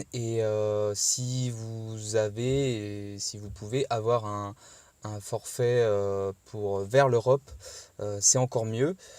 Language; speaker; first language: French; native; French